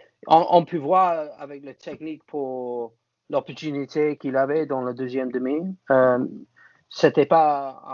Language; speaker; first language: French; non-native, fluent; English